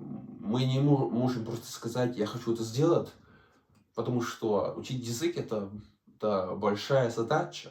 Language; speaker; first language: Russian; non-native, fluent; Danish